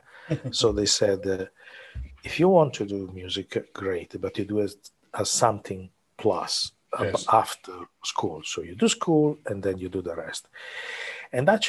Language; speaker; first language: English; non-native, fluent; Italian